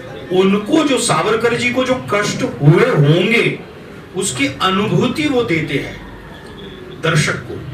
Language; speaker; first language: Hindi; native; Hindi